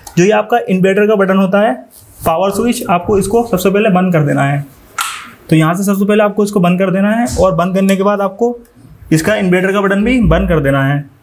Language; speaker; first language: Hindi; native; Hindi